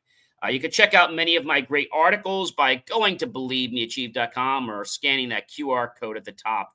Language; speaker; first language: English; native; English